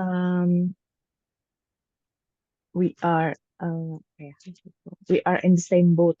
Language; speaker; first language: English; non-native, learner; Indonesian